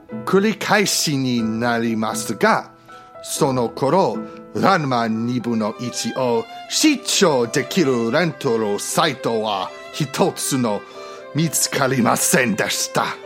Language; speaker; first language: Japanese; non-native, learner; English